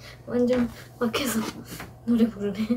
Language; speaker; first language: Korean; non-native, fluent; Japanese